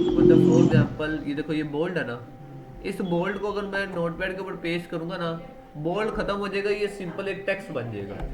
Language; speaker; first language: Urdu; non-native, local second language; Punjabi